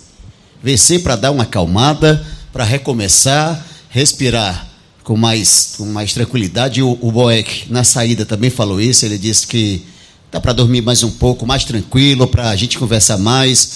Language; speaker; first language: Portuguese; native; Portuguese